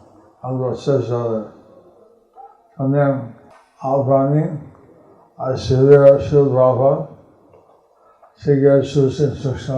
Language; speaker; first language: Spanish; non-native, learner; English